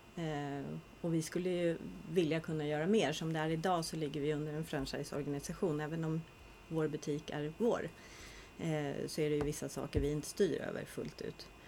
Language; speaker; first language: Swedish; native; Swedish